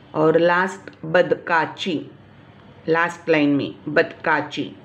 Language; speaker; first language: Hindi; non-native, local second language; Marathi